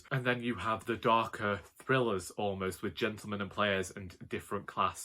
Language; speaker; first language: English; native; English